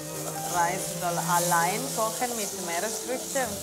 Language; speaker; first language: German; non-native, learner; Italian